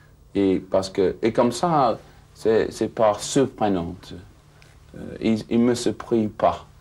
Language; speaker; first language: French; non-native, fluent; English